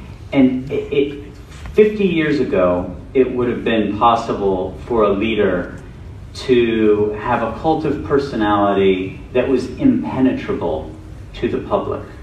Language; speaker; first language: English; native; English